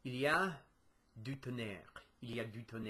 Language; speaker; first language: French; non-native, learner; English